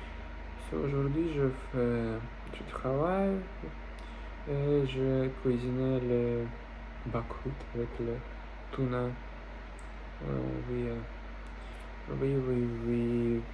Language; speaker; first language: French; non-native, learner; Russian